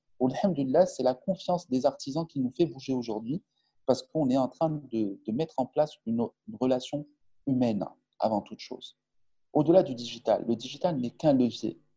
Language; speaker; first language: French; non-native, local second language; Arabic